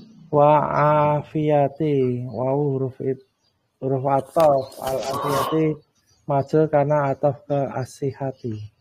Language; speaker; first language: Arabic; non-native, learner; Indonesian